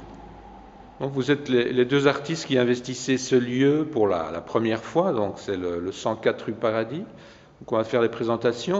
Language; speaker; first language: French; native; French